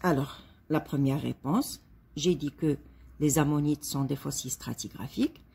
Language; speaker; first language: French; non-native, local second language; Arabic